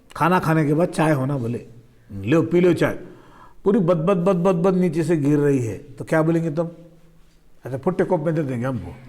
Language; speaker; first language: Hindi; non-native, local second language; Marathi